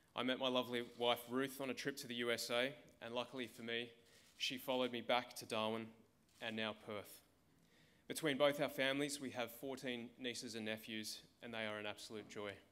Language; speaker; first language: English; native; English